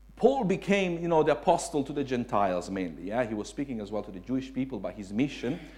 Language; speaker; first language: English; non-native, fluent; Italian